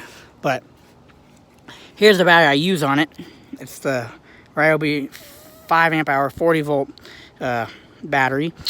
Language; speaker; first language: English; native; English